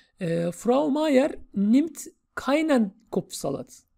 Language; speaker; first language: German; non-native, fluent; Turkish